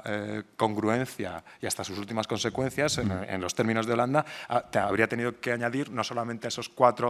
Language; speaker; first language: Spanish; native; Spanish